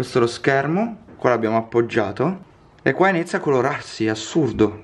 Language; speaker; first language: Italian; native; Italian